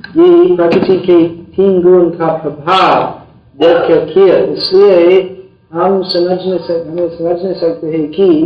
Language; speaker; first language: Hindi; non-native, fluent; English